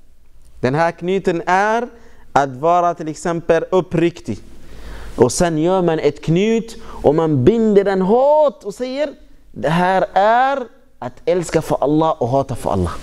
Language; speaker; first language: Swedish; non-native, fluent; Arabic